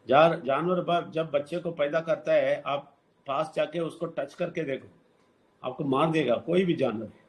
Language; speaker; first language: Hindi; non-native, local second language; Telugu